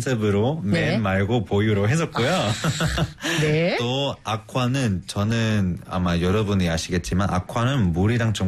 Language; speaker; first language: Korean; non-native, fluent; Spanish